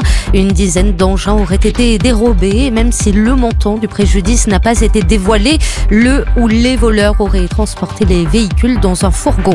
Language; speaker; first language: French; native; French